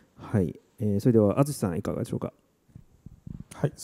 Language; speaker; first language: Japanese; native; Japanese